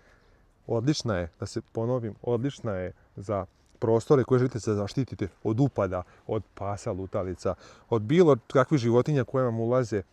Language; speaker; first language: Croatian; native; Croatian